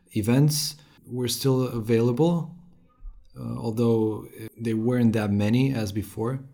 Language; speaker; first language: English; non-native, fluent; Romanian